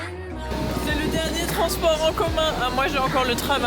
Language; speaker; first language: French; native; French